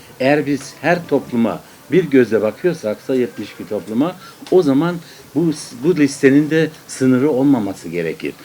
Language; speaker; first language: Turkish; native; Turkish